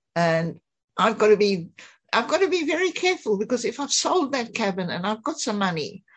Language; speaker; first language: English; native; English